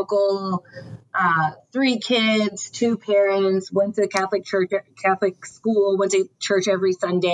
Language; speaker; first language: English; early bilingual, other home language; French